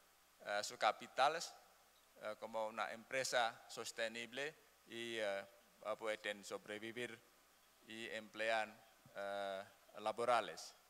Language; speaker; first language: Spanish; non-native, learner; Indonesian